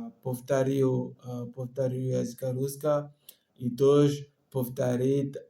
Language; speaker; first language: Russian; non-native, learner; French